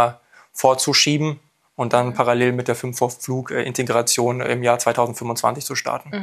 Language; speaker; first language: German; native; German